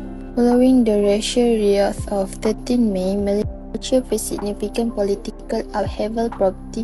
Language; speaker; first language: English; non-native, local second language; Malay